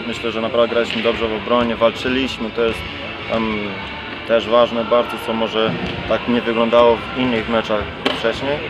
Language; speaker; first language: Polish; non-native, fluent; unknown